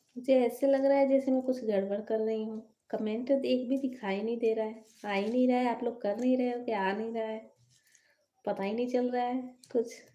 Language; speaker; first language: Hindi; native; Hindi